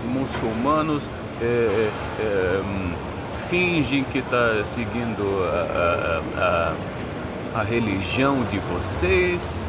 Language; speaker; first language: Portuguese; non-native, fluent; Arabic